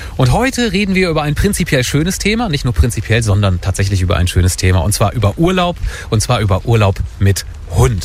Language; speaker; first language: German; native; German